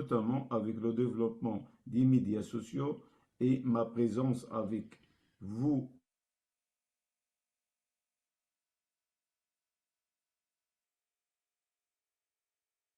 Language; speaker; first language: French; non-native, local second language; Arabic